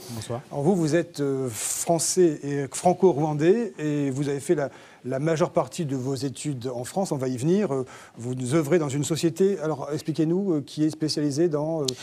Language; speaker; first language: French; native; French